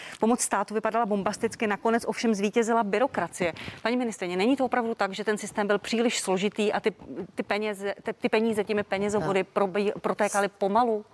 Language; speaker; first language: Czech; native; Czech